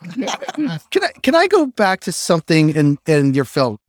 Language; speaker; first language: English; native; English